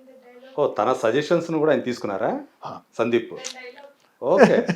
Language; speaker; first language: Telugu; native; Telugu